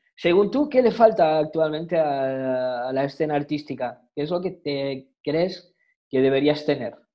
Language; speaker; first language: Spanish; native; Spanish